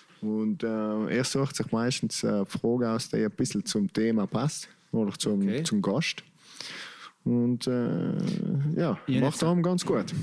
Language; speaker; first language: German; native; German